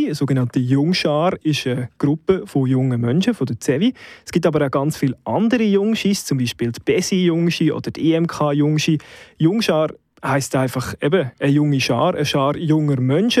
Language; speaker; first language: German; native; German